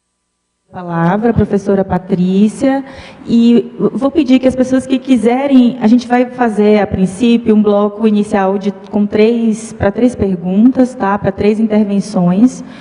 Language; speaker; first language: Portuguese; native; Portuguese